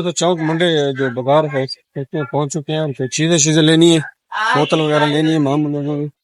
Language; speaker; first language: Urdu; non-native, local second language; Punjabi